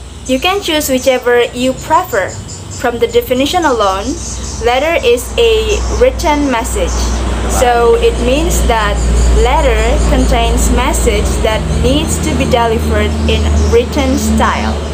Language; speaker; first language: English; non-native, fluent; Indonesian